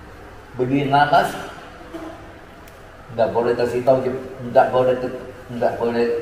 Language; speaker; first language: Indonesian; early bilingual, other home language; Min Nan Chinese